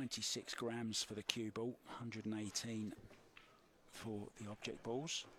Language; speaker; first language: English; native; English